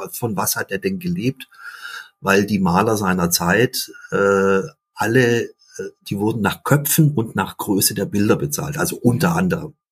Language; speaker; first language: German; early bilingual, other home language; Dutch